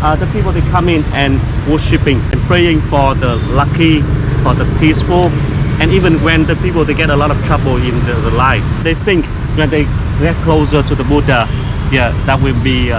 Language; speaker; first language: English; non-native, fluent; Vietnamese